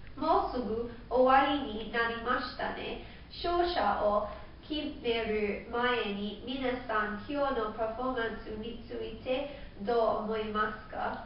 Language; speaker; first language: Japanese; non-native, learner; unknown